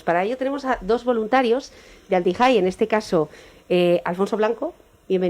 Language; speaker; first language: Spanish; native; Spanish